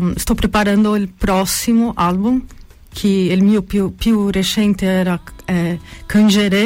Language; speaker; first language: Italian; non-native, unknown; Portuguese